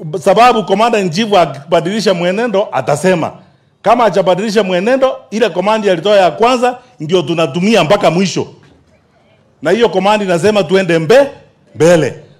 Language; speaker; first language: Swahili; non-native, local second language; Gusii